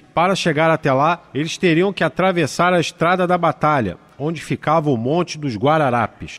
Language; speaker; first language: Portuguese; native; Portuguese